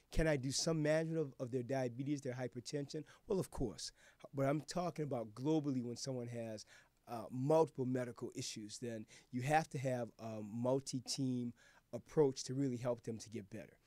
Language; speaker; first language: English; native; English